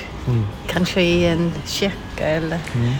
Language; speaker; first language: Swedish; non-native, fluent; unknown